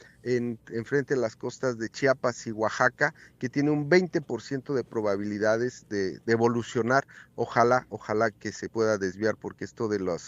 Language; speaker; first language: Spanish; native; Spanish